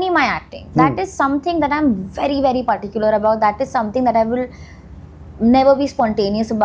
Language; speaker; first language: English; non-native, local second language; Hindi